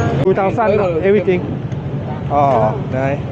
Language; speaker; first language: English; non-native, learner; Thai